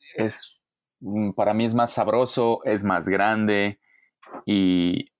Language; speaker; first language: Spanish; native; Spanish